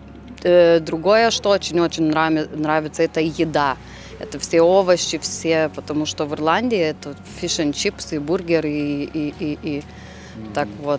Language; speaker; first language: Russian; non-native, fluent; Lithuanian